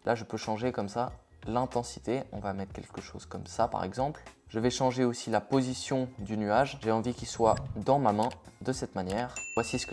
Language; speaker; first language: French; native; French